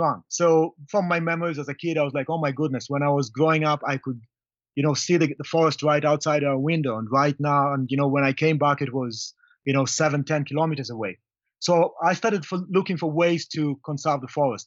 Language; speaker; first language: English; non-native, local second language; Luyia